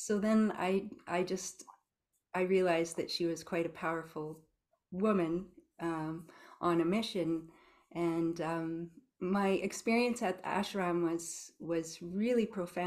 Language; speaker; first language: English; native; English